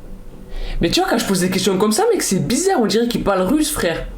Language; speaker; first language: French; native; French